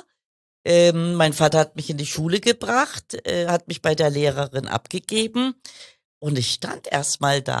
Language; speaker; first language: German; early bilingual, other home language; Kurdish